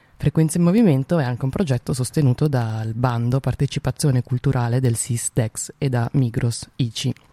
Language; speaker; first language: Italian; native; Italian